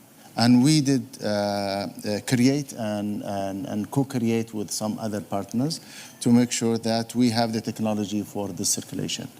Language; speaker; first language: English; non-native, fluent; Arabic